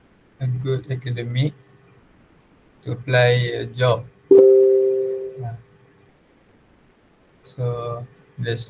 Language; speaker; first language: English; non-native, local second language; Malay